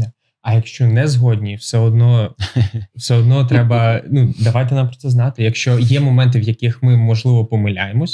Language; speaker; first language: Ukrainian; native; Ukrainian